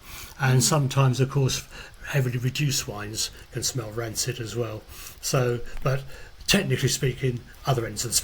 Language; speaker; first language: English; native; English